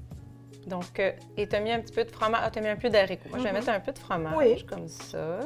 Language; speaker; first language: French; native; French